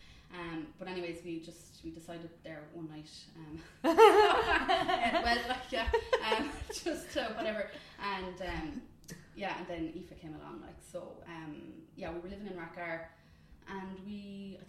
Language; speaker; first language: English; native; English